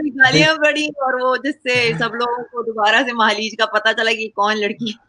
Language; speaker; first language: Urdu; native; Urdu